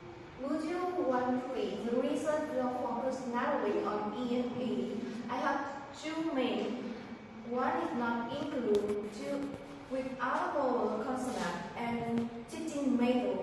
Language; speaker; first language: English; non-native, learner; Vietnamese